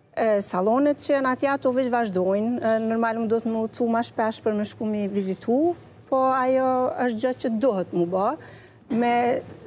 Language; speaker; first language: Albanian; early bilingual, heritage; Albanian